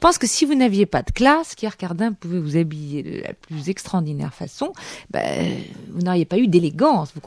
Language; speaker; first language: French; native; French